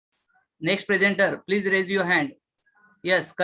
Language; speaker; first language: English; non-native, local second language; Marathi